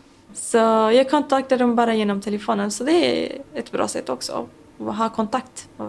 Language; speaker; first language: Swedish; non-native, local second language; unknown